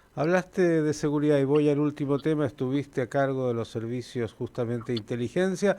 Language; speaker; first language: Spanish; native; Spanish